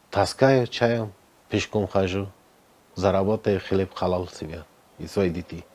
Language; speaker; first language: Russian; non-native, learner; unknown